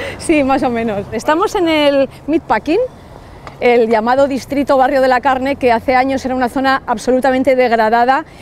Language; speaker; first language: Spanish; native; Spanish